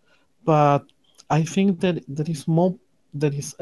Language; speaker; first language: English; non-native, learner; Spanish